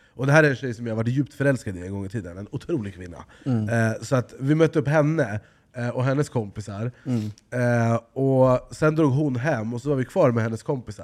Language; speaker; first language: Swedish; native; Swedish